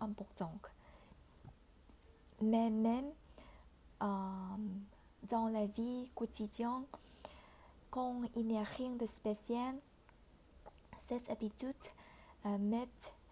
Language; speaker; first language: French; non-native, fluent; Vietnamese